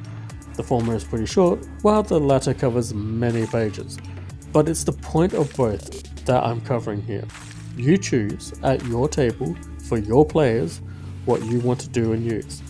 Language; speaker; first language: English; native; English